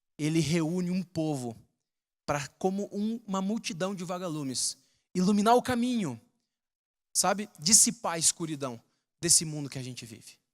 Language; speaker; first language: Portuguese; native; Portuguese